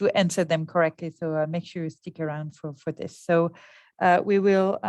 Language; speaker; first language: English; non-native, fluent; French